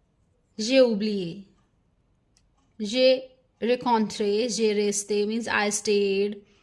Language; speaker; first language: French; non-native, fluent; Hindi